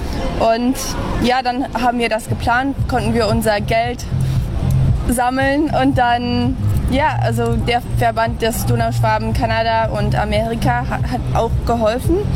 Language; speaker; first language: German; early bilingual, heritage; English